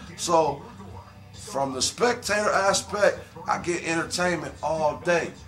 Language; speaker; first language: English; native; English